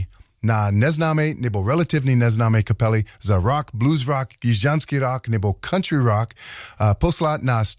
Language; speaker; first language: Czech; non-native, learner; English